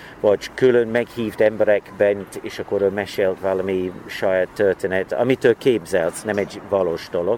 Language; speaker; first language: Hungarian; non-native, learner; English